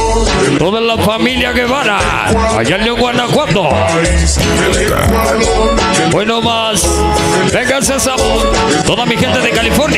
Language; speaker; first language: Spanish; native; Spanish